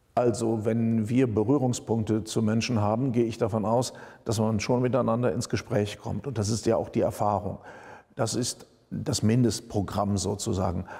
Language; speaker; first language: German; native; German